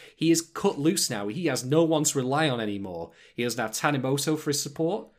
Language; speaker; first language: English; native; English